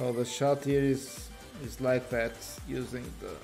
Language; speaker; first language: English; non-native, learner; Portuguese